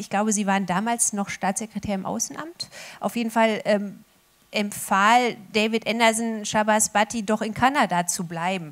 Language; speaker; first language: German; native; German